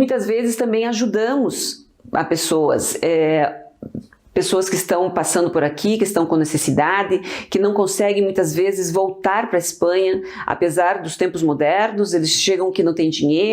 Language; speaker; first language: Portuguese; early bilingual, other home language; Spanish